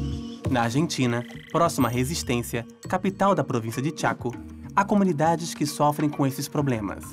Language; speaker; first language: Portuguese; native; Portuguese